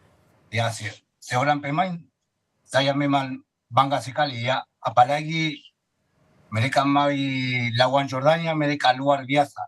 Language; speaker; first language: Indonesian; non-native, fluent; Spanish